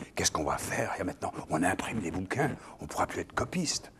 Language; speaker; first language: French; native; French